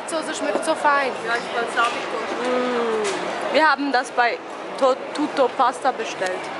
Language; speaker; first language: German; early bilingual, other home language; Albanian